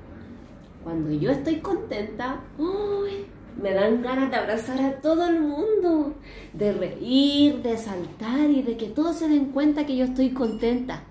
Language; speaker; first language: Spanish; native; Spanish